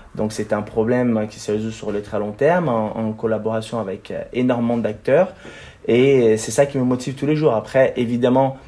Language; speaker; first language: French; non-native, fluent; Portuguese